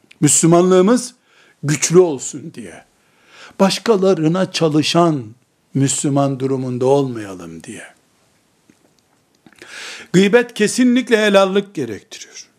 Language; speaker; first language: Turkish; native; Turkish